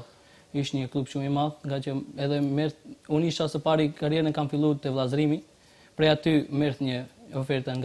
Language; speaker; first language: Albanian; native; Albanian